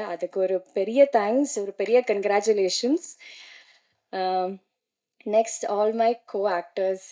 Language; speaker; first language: Tamil; non-native, learner; Malayalam